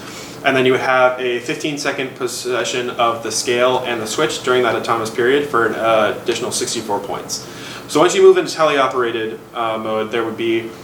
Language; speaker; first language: English; native; English